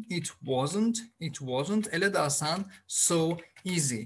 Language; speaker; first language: English; non-native, fluent; Azerbaijani